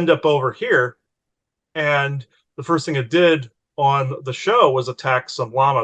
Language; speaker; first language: English; native; English